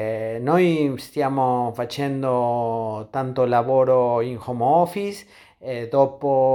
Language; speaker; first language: Italian; non-native, learner; Spanish